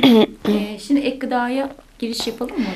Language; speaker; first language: Turkish; native; Turkish